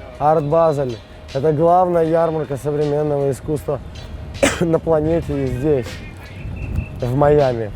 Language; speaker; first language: Russian; native; Russian